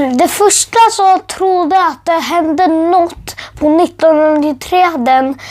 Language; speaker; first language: Swedish; early bilingual, other home language; Urdu